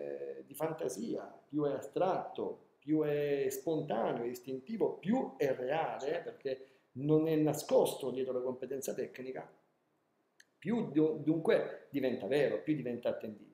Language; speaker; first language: Italian; native; Italian